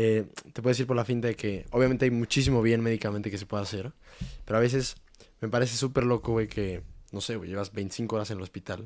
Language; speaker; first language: Spanish; native; Spanish